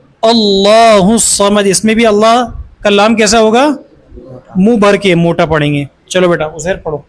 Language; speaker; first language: Hindi; native; Hindi